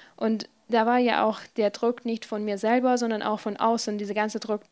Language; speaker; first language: German; non-native, fluent; Persian